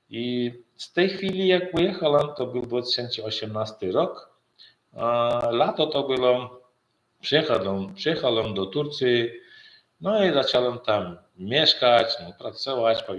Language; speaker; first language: Polish; non-native, learner; Turkmen